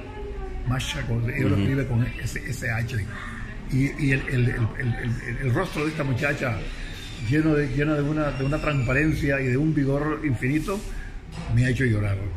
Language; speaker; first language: Spanish; native; Spanish